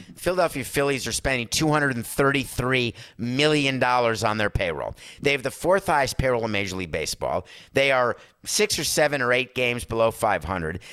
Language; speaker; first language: English; native; English